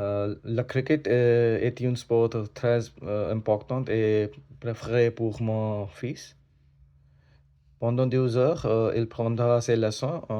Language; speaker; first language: French; non-native, learner; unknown